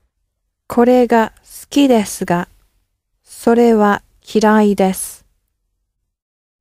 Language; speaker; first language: Japanese; non-native, learner; English